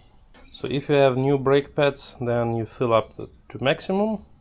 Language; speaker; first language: English; non-native, fluent; German